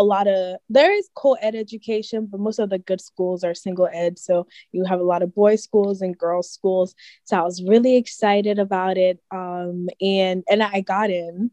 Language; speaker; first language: English; non-native, local second language; Akan